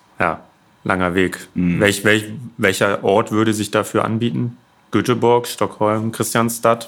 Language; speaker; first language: German; native; German